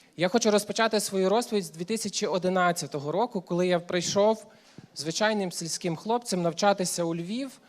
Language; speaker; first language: Ukrainian; native; Ukrainian